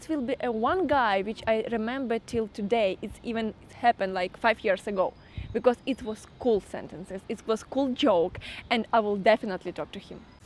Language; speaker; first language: English; non-native, fluent; Russian